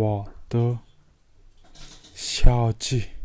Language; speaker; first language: Chinese; non-native, learner; Mongolian